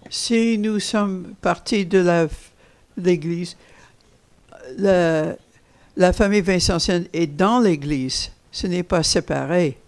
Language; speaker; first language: French; non-native, fluent; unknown